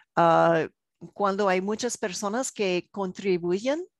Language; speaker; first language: Spanish; non-native, learner; English